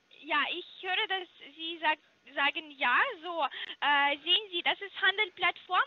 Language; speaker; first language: German; non-native, learner; Russian